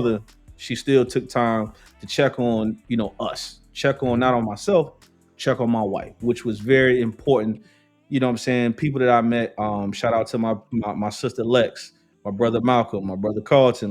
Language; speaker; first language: English; native; English